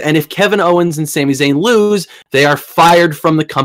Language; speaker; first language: English; native; English